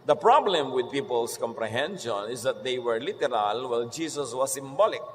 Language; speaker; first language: English; non-native, local second language; Filipino